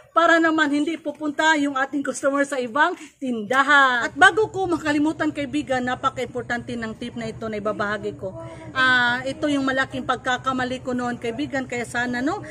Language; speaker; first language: Filipino; non-native, local second language; Cebuano